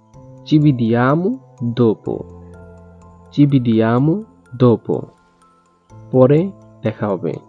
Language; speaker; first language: Italian; non-native, learner; Bangla